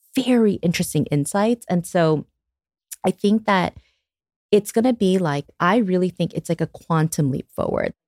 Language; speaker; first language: English; early bilingual, other home language; Korean